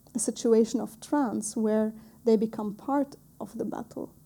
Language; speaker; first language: English; non-native, fluent; Arabic